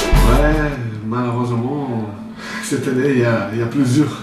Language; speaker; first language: French; non-native, fluent; Portuguese